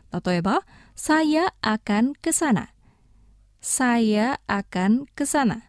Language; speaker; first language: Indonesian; non-native, fluent; Japanese